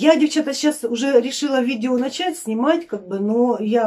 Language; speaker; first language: Russian; native; Russian